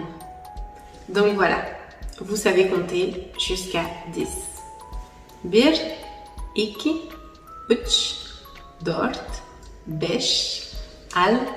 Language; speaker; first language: French; native; French